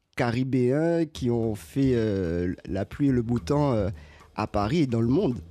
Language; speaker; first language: French; native; French